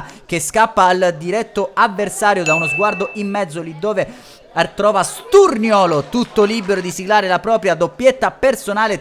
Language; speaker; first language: Italian; native; Italian